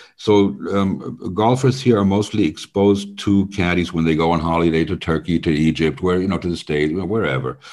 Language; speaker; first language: English; non-native, fluent; German